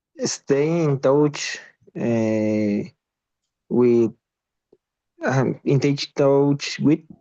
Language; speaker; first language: English; non-native, learner; Spanish